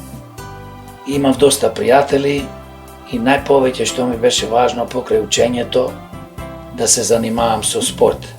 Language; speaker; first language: Macedonian; native; Macedonian